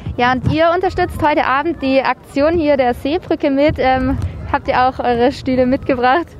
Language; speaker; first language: German; native; German